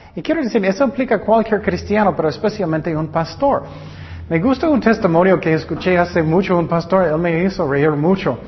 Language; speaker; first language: Spanish; non-native, learner; English